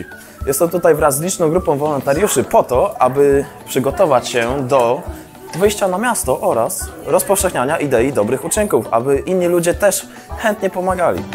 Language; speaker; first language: Polish; native; Polish